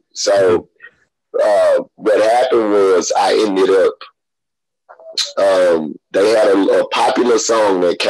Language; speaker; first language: English; native; English